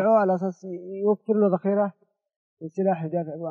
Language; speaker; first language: Arabic; native; Arabic